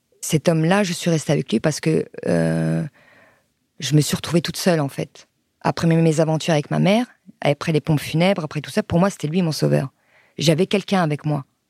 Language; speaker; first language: French; early bilingual, other home language; Arabic